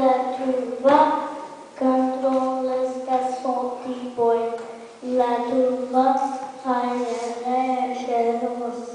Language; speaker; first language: Lithuanian; early bilingual, heritage; Lithuanian